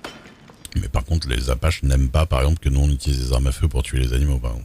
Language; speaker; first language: French; native; French